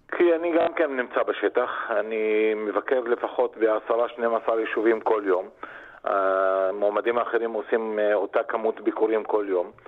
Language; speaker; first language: Hebrew; non-native, local second language; Arabic